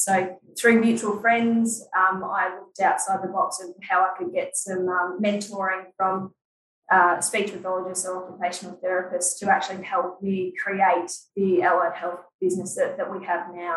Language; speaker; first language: English; native; English